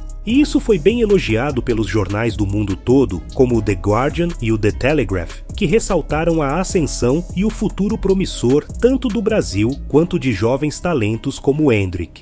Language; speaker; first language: Portuguese; native; Portuguese